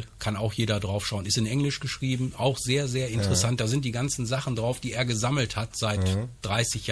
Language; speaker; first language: German; native; German